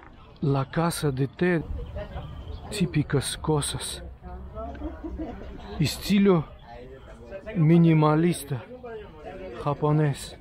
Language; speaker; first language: Spanish; non-native, learner; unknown